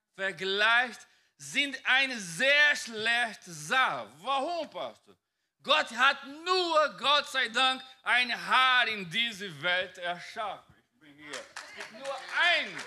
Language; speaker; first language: German; non-native, fluent; Portuguese